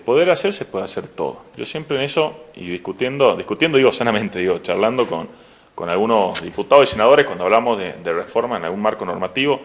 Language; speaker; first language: Spanish; native; Spanish